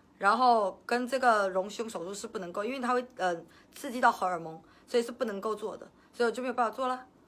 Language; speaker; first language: Chinese; native; Chinese